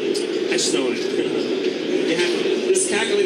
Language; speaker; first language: English; native; English